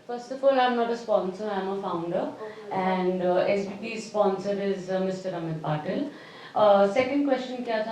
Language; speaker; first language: Hindi; native; Hindi